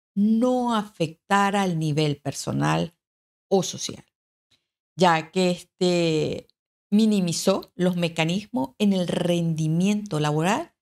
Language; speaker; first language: Spanish; native; Spanish